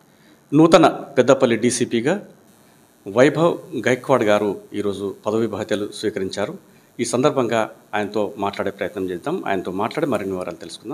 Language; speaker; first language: Telugu; native; Telugu